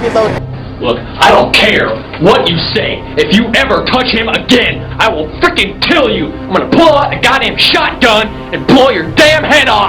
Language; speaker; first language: English; native; English